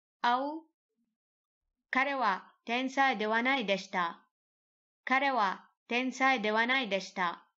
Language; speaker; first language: Japanese; non-native, learner; Arabic